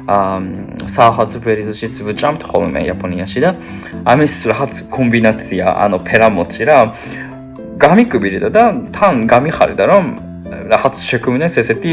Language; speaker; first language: Georgian; non-native, fluent; Japanese